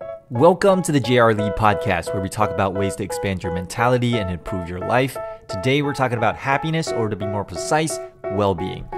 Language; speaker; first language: English; early bilingual, other home language; Chinese